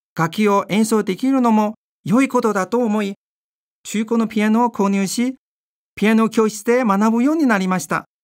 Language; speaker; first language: Japanese; non-native, fluent; Chinese